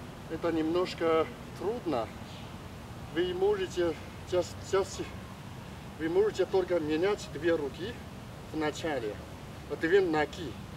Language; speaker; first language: Russian; non-native, learner; Chinese